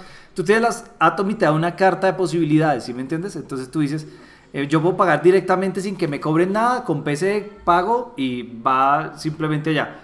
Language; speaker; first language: Spanish; native; Spanish